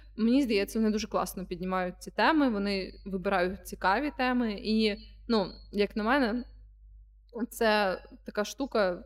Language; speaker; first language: Ukrainian; non-native, local second language; Russian